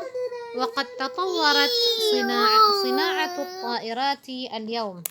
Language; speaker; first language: Arabic; non-native, fluent; Indonesian